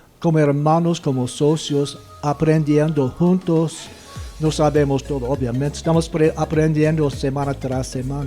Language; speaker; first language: Spanish; non-native, fluent; English